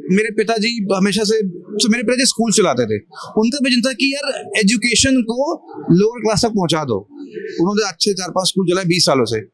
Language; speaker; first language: Hindi; native; Hindi